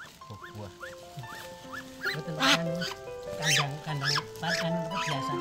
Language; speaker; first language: Indonesian; non-native, local second language; Javanese